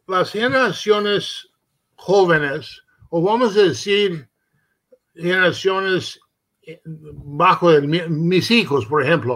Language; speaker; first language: Spanish; early bilingual, heritage; Spanish